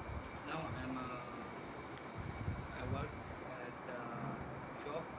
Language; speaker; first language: English; non-native, learner; Bangla